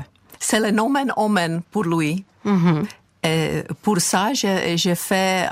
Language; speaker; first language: French; non-native, fluent; Czech